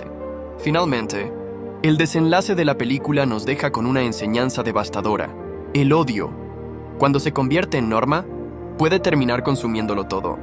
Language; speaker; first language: Spanish; native; Spanish